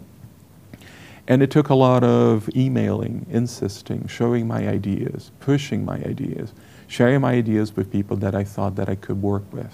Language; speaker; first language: English; non-native, fluent; Portuguese